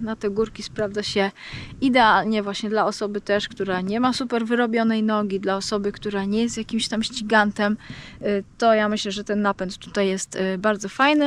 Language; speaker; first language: Polish; native; Polish